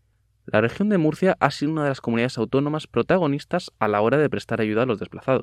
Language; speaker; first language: Spanish; native; Spanish